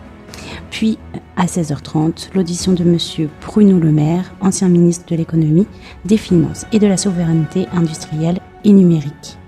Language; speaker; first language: French; native; French